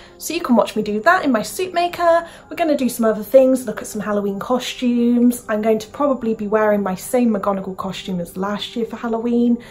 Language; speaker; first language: English; native; English